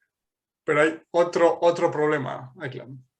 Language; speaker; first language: Spanish; non-native, fluent; English